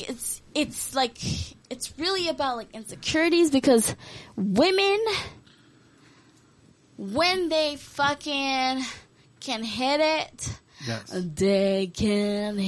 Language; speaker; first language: English; early bilingual, other home language; Korean